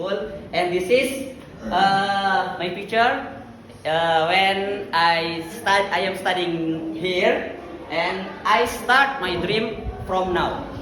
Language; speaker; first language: English; non-native, learner; Indonesian